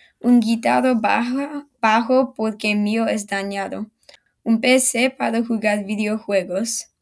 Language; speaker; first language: Spanish; non-native, learner; English